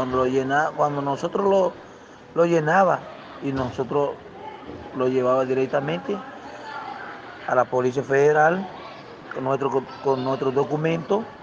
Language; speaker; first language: Spanish; non-native, local second language; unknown